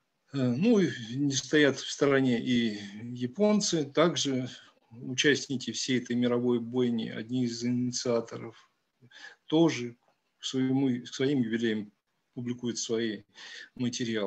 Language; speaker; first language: Russian; native; Russian